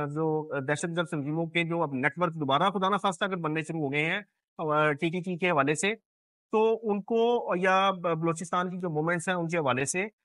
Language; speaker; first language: Urdu; non-native, local second language; Punjabi